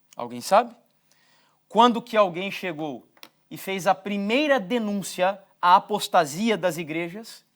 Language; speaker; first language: Portuguese; native; Portuguese